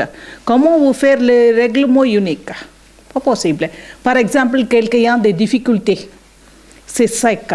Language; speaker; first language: French; non-native, learner; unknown